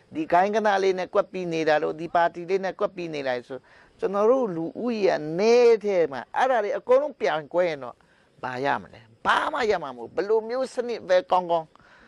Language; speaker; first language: Burmese; non-native, local second language; Hakha Chin